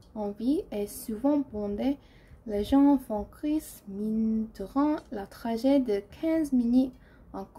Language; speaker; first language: French; non-native, learner; English